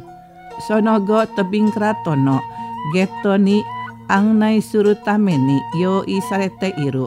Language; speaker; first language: Japanese; non-native, fluent; Indonesian